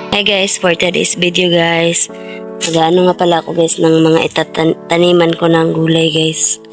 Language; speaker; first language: Filipino; non-native, local second language; Cebuano